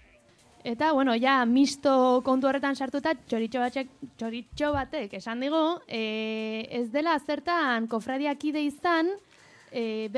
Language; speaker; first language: Basque; native; Basque